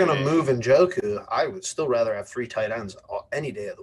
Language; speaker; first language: English; native; English